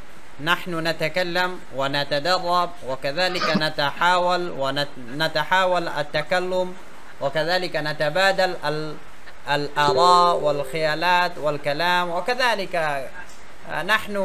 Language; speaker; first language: Arabic; non-native, fluent; Bangla